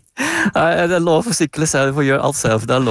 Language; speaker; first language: Norwegian; non-native, fluent; Dutch